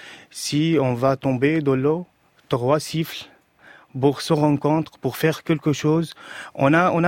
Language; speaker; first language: French; non-native, fluent; Arabic